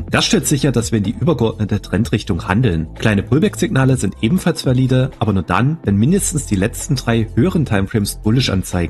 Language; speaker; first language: German; native; German